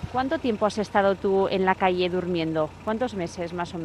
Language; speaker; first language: Spanish; native; Spanish